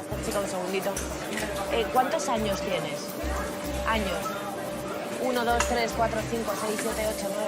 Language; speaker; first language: Spanish; native; Spanish